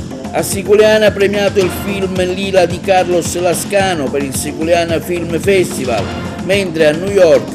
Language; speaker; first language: Italian; native; Italian